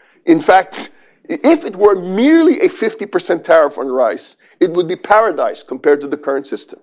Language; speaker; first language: English; non-native, local second language; Filipino